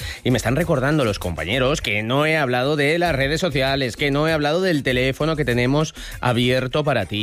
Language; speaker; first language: Spanish; native; Spanish